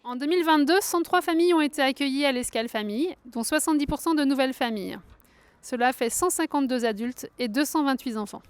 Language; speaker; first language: French; native; French